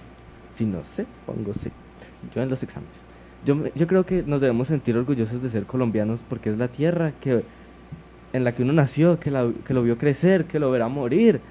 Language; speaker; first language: Spanish; native; Spanish